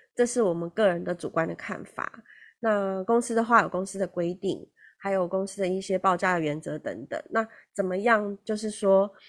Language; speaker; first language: Chinese; native; Chinese